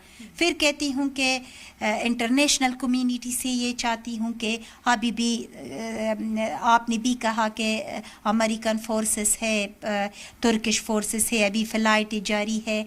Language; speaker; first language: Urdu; non-native, learner; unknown